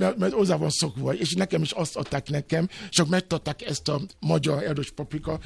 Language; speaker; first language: Hungarian; non-native, fluent; Yoruba